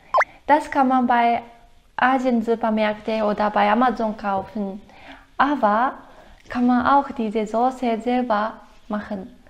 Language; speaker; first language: German; non-native, fluent; Japanese